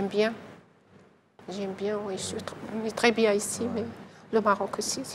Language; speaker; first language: French; non-native, learner; Arabic